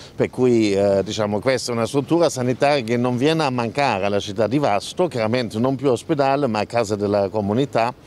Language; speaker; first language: Italian; non-native, fluent; German